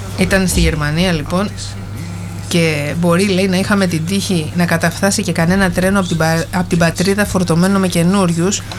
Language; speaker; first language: Greek; native; Greek